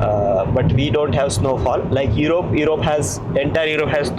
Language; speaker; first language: English; non-native, local second language; Hindi